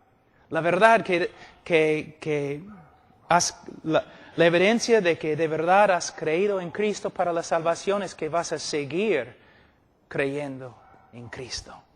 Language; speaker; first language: Spanish; non-native, fluent; English